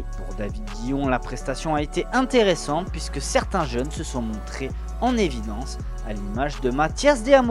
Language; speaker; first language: French; native; French